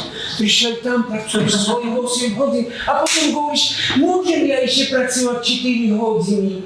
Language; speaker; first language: Slovak; non-native, learner; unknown